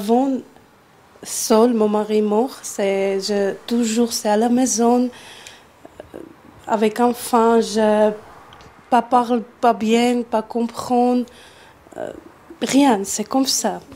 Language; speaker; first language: French; non-native, learner; Armenian